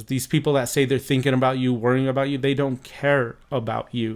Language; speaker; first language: English; native; English